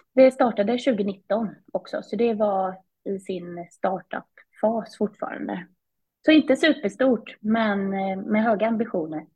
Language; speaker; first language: Swedish; native; Swedish